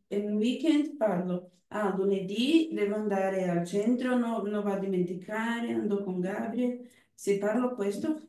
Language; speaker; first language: Italian; non-native, learner; Portuguese